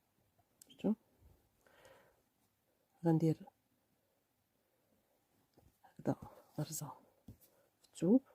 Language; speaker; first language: Arabic; native; Arabic